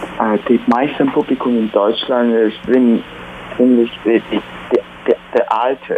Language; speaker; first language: German; non-native, fluent; Chinese